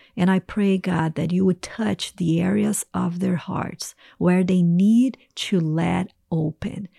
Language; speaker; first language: English; non-native, fluent; Portuguese